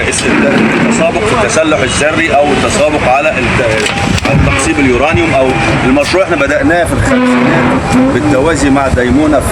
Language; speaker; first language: Arabic; native; Arabic